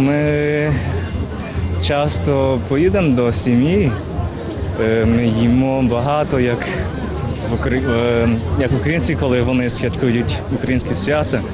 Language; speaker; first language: Ukrainian; non-native, learner; Chinese